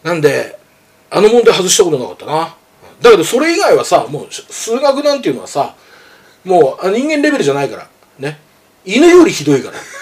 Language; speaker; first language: Japanese; native; Japanese